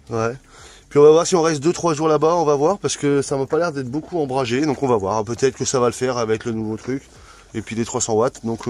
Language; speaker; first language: French; native; French